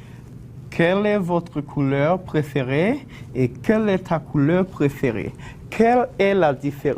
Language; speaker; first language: French; non-native, fluent; Spanish